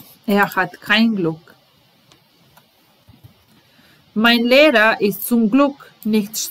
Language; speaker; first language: German; non-native, fluent; Serbian